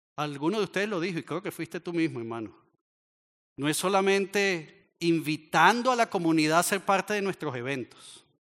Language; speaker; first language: Spanish; native; Spanish